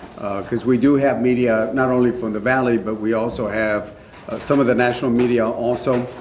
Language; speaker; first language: English; early bilingual, other home language; Spanish